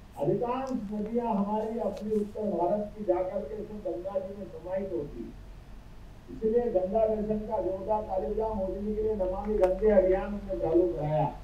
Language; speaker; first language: Hindi; native; Hindi